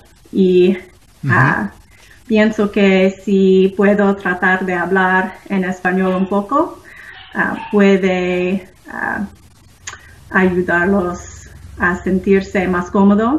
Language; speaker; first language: Spanish; non-native, learner; English